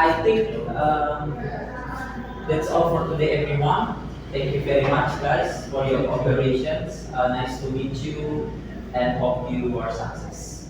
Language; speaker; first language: English; non-native, fluent; Indonesian